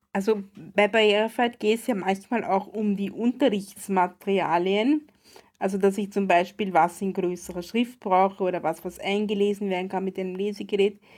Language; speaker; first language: German; native; German